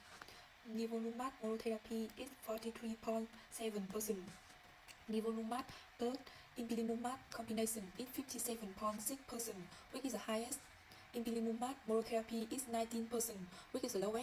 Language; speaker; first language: English; non-native, learner; Vietnamese